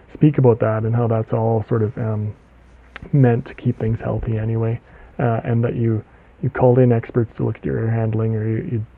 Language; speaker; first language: English; native; English